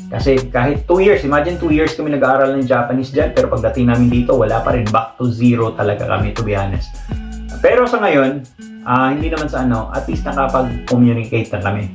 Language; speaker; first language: Filipino; non-native, local second language; Cebuano